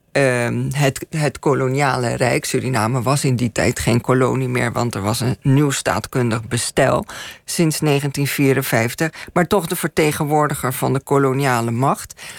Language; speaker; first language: Dutch; native; Dutch